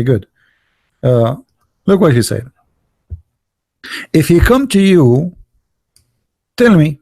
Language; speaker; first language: English; non-native, fluent; Arabic